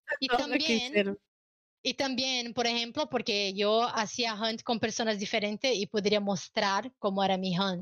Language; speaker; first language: Spanish; non-native, learner; Portuguese